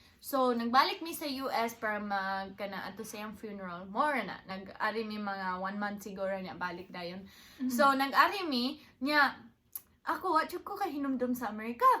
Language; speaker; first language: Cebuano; non-native, local second language; English